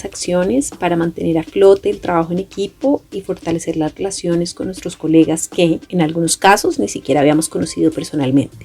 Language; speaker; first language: Spanish; native; Spanish